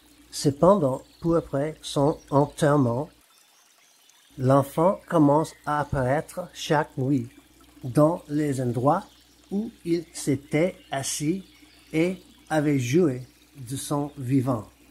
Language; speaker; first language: French; non-native, learner; English